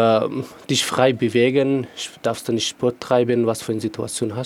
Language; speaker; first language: German; non-native, fluent; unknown